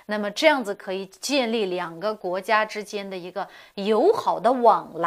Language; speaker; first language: Chinese; non-native, local second language; Uyghur